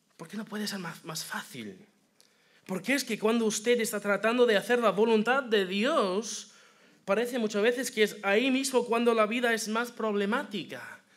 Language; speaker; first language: Spanish; non-native, fluent; English